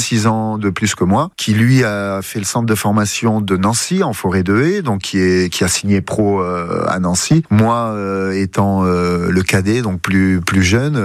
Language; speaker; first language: French; native; French